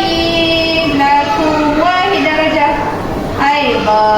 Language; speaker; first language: Arabic; non-native, learner; Malay